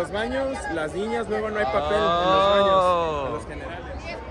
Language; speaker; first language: Spanish; native; Spanish